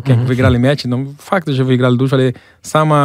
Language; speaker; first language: Polish; non-native, fluent; Portuguese